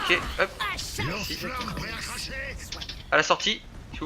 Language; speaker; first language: French; native; French